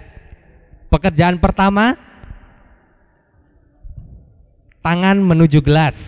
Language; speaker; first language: Indonesian; native; Indonesian